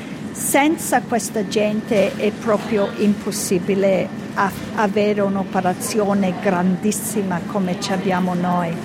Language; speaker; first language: Italian; early bilingual, heritage; Italian